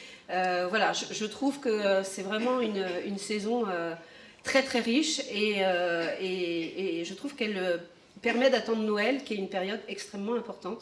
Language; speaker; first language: French; native; French